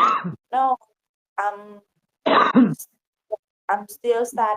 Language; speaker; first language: English; non-native, learner; Khmer